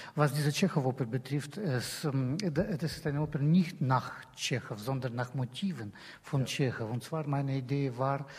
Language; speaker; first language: German; non-native, fluent; Russian